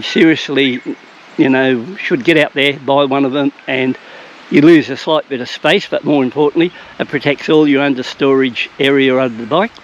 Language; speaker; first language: English; native; English